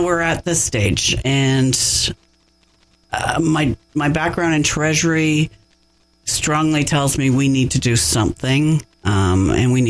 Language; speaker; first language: English; native; English